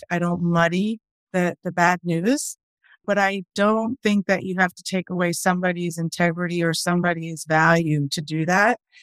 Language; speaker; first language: English; early bilingual, other home language; Spanish